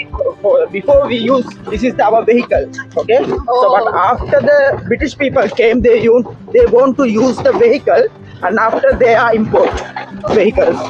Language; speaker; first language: English; non-native, learner; Sinhala